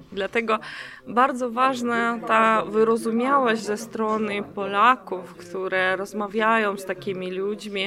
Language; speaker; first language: Polish; non-native, fluent; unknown